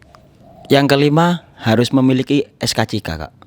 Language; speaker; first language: Indonesian; non-native, local second language; Javanese